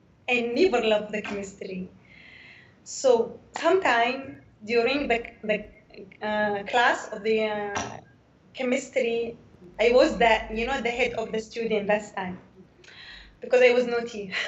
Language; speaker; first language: English; non-native, learner; Arabic